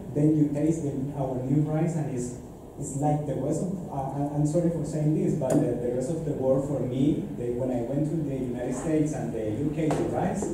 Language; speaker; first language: English; non-native, fluent; Spanish